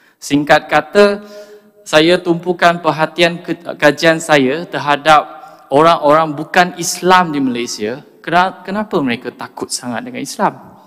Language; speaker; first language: Malay; non-native, local second language; Chinese